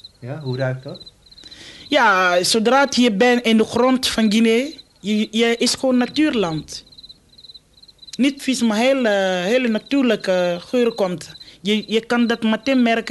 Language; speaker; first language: Dutch; non-native, fluent; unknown